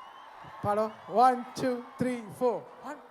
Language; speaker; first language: Telugu; native; Telugu